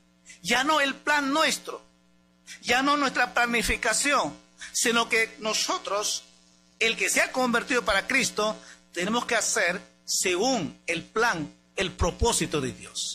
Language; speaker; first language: Spanish; native; Spanish